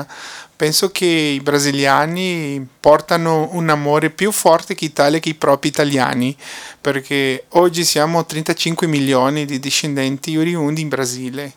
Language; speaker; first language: Italian; non-native, fluent; Portuguese